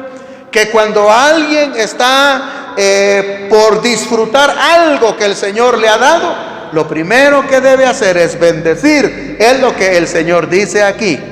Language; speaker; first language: Spanish; native; Spanish